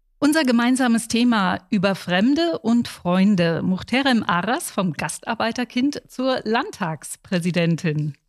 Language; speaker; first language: German; native; German